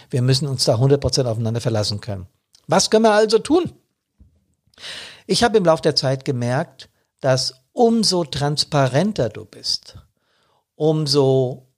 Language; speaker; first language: German; native; German